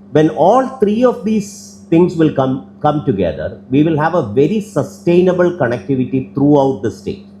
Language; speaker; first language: English; non-native, local second language; Malayalam